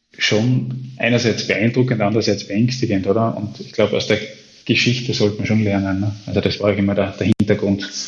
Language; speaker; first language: German; native; German